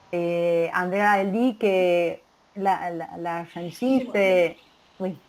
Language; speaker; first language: French; non-native, learner; Spanish